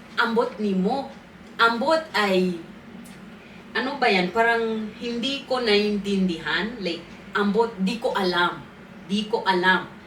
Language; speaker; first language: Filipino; non-native, fluent; Swahili